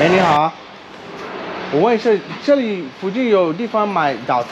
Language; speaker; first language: Chinese; non-native, learner; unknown